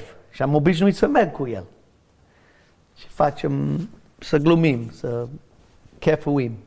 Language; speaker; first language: Romanian; non-native, fluent; English